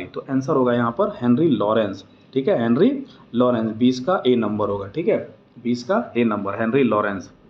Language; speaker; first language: Hindi; native; Hindi